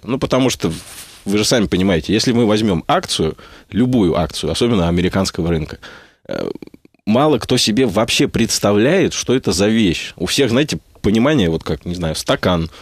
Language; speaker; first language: Russian; native; Russian